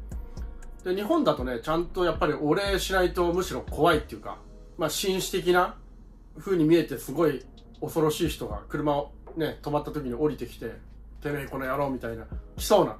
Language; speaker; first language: Japanese; native; Japanese